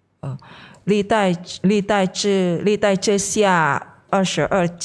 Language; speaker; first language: Chinese; non-native, fluent; Indonesian